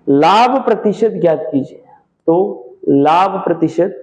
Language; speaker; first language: Hindi; non-native, local second language; Marathi